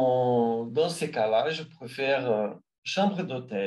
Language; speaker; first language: French; non-native, learner; Portuguese